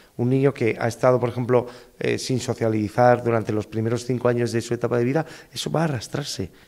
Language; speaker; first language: Spanish; native; Spanish